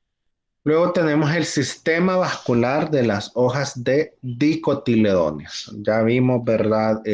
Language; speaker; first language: Spanish; native; Spanish